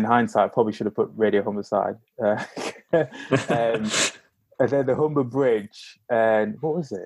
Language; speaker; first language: English; native; English